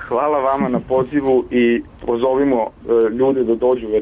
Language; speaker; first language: Croatian; native; Croatian